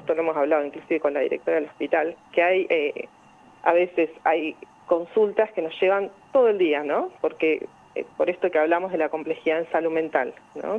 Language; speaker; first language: Spanish; native; Spanish